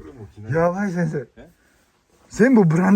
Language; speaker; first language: Japanese; non-native, learner; Filipino